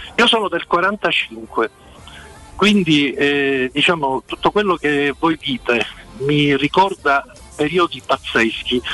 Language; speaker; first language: Italian; native; Italian